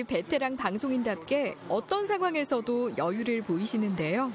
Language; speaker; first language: Korean; native; Korean